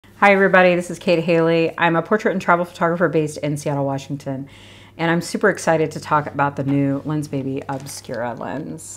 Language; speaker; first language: English; native; English